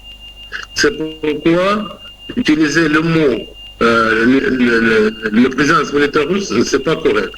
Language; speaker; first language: French; non-native, fluent; Russian